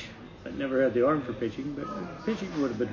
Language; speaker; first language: English; native; English